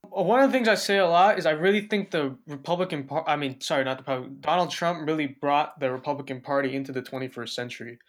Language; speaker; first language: English; native; English